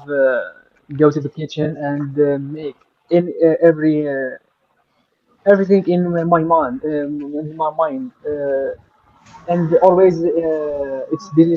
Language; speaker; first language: English; non-native, learner; Arabic